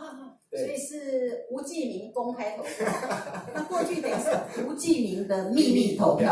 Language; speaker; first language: Chinese; native; Chinese